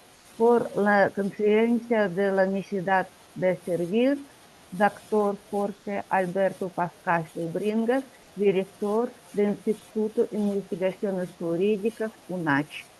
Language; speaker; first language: Spanish; non-native, learner; Russian